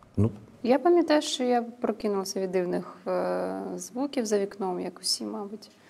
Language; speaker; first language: Ukrainian; non-native, local second language; Russian